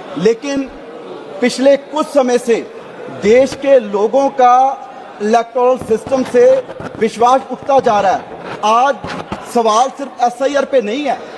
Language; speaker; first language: Hindi; non-native, local second language; Punjabi